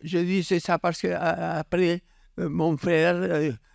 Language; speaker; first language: French; non-native, learner; Catalan